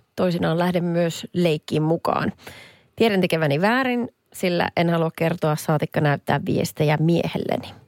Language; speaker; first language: Finnish; native; Finnish